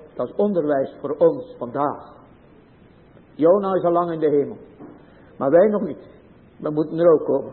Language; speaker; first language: Dutch; native; Dutch